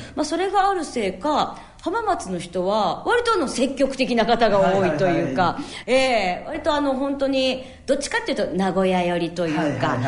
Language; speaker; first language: Japanese; native; Japanese